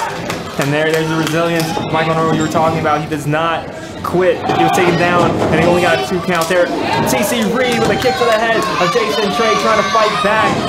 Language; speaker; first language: English; native; English